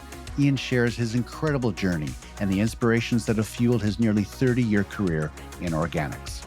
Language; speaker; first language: English; native; English